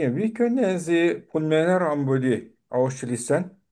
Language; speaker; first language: German; non-native, fluent; Turkish